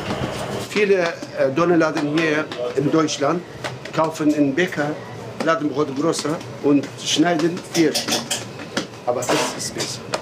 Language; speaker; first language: German; non-native, learner; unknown